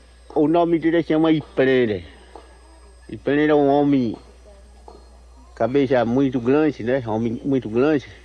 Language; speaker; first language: Portuguese; non-native, local second language; Kayapó